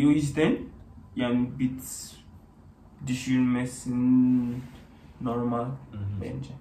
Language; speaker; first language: Turkish; non-native, learner; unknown